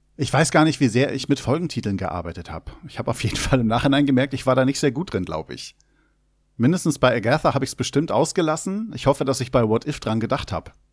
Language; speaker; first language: German; native; German